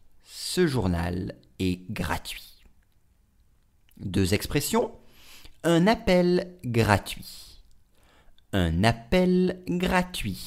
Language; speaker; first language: French; native; French